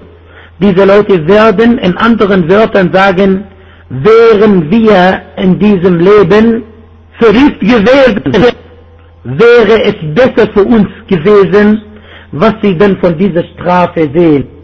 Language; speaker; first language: German; non-native, fluent; Arabic